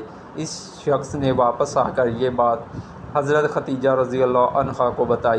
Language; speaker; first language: Urdu; native; Urdu